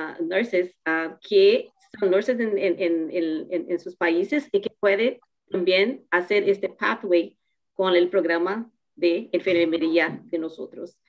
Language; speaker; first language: Spanish; non-native, fluent; Portuguese